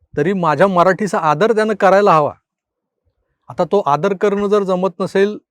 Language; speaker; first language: Marathi; native; Marathi